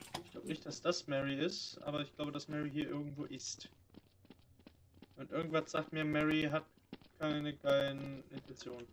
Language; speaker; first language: German; native; German